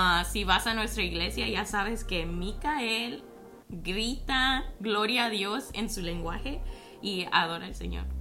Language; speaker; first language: Spanish; early bilingual, heritage; Spanish